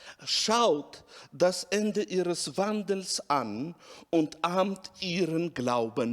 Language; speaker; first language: German; non-native, fluent; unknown